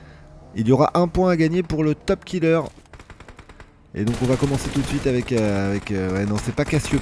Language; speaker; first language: French; native; French